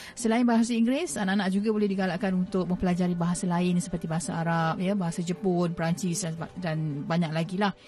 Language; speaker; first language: Malay; native; Malay